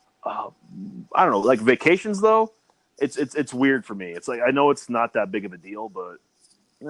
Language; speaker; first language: English; native; English